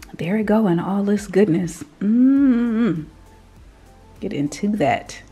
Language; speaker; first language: English; native; English